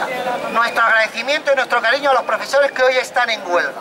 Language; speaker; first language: Spanish; native; Spanish